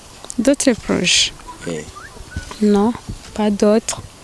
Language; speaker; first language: French; non-native, learner; Rundi